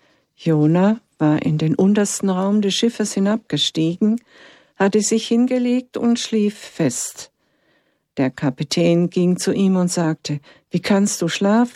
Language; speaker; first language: German; native; German